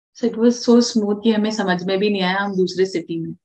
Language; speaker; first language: Hindi; non-native, local second language; Marathi